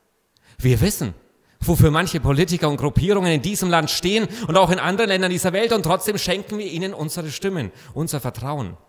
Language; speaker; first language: German; native; German